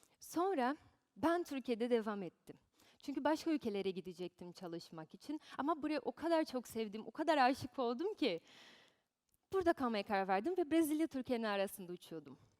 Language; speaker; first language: Turkish; non-native, fluent; Portuguese